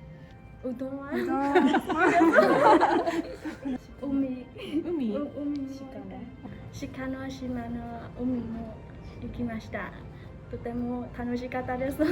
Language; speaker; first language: Japanese; non-native, learner; Vietnamese